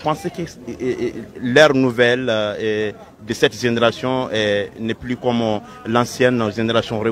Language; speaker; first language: French; non-native, local second language; Bambara